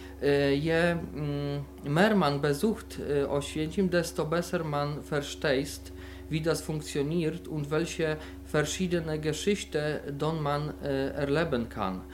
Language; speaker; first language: German; non-native, learner; Polish